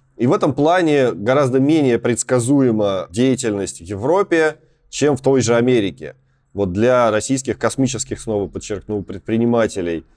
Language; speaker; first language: Russian; native; Russian